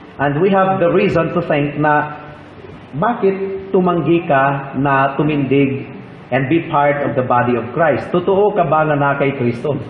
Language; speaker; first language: Filipino; non-native, local second language; Cebuano